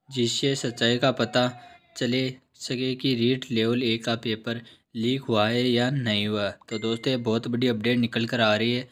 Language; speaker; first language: Hindi; native; Hindi